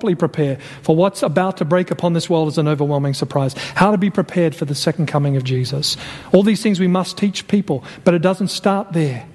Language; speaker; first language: English; native; English